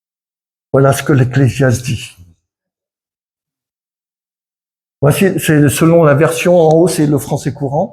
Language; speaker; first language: French; native; French